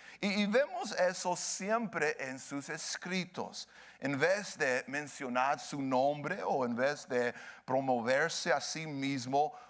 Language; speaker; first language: Spanish; early bilingual, heritage; Spanish